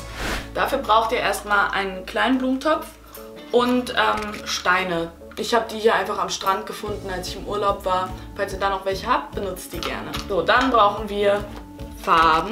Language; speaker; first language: German; native; German